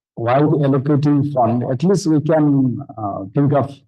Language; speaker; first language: English; non-native, local second language; Nepali